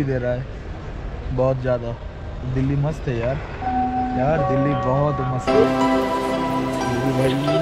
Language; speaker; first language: Hindi; non-native, local second language; Bangla